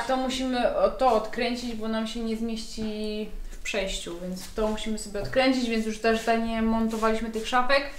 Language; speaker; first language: Polish; native; Polish